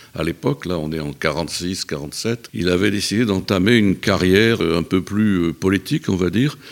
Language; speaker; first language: French; native; French